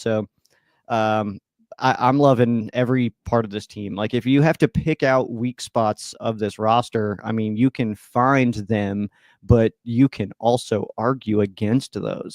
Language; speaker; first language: English; native; English